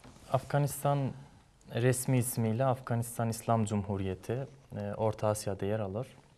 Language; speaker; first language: Turkish; non-native, fluent; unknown